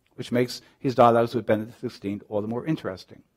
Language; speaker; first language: English; native; English